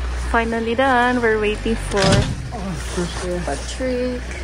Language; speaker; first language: English; non-native, local second language; Cebuano